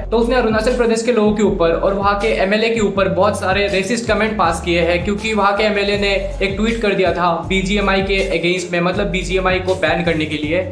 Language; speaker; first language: Hindi; non-native, local second language; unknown